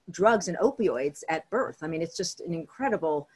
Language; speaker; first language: English; native; English